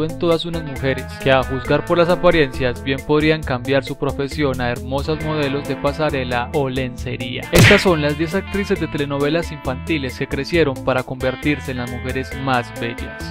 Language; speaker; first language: Spanish; native; Spanish